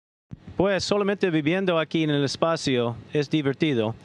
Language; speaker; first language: Spanish; non-native, fluent; English